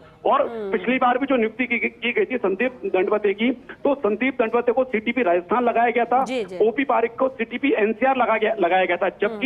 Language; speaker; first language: Hindi; native; Hindi